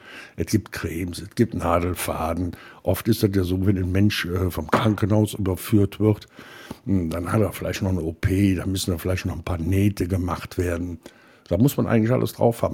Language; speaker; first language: German; native; German